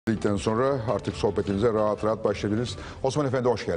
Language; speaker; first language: Turkish; native; Turkish